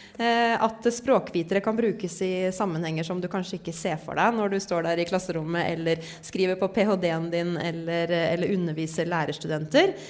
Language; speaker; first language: Norwegian; native; Norwegian